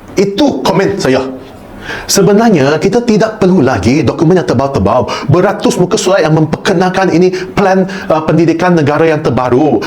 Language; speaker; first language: Malay; non-native, local second language; Chinese